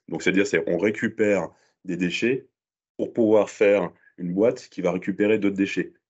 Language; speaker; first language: French; native; French